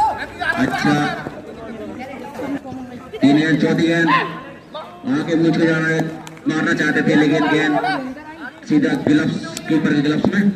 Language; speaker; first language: Hindi; native; Hindi